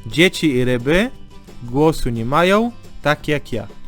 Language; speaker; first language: Polish; native; Polish